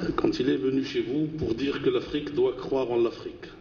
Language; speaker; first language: French; non-native, local second language; Arabic